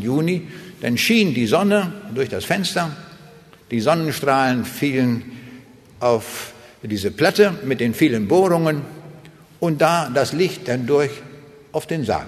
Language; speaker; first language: German; native; German